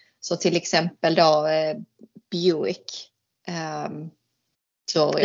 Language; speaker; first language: Swedish; native; Swedish